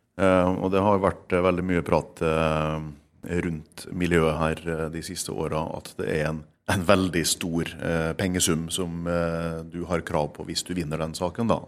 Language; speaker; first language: Norwegian; native; Norwegian